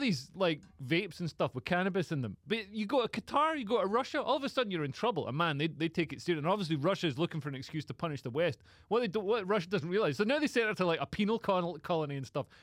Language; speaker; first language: English; native; English